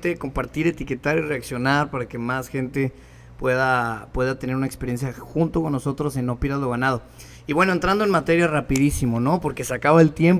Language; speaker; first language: Spanish; native; Spanish